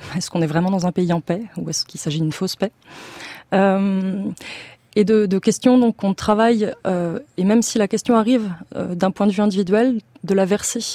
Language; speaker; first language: French; native; French